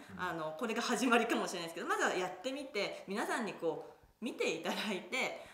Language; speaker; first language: Japanese; native; Japanese